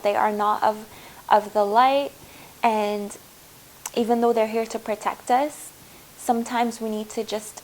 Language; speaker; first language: English; native; English